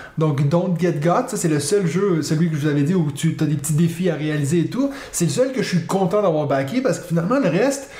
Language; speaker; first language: French; native; French